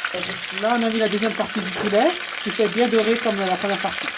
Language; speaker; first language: French; native; French